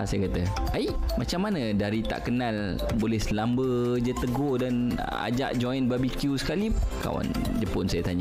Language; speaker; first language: Malay; native; Malay